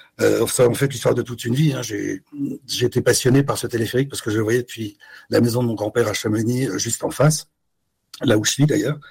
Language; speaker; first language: French; native; French